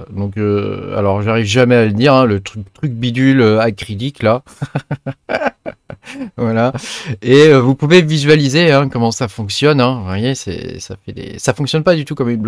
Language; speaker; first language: French; native; French